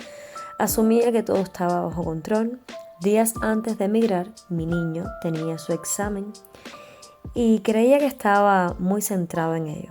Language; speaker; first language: Spanish; native; Spanish